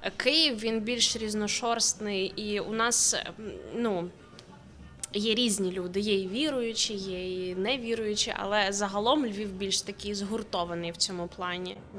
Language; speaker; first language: Ukrainian; native; Ukrainian